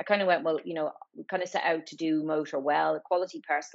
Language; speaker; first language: English; native; English